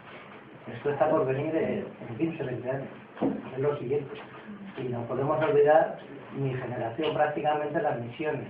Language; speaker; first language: Spanish; native; Spanish